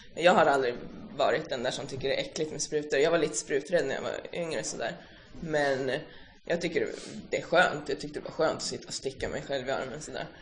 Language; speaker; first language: Swedish; early bilingual, other home language; Finnish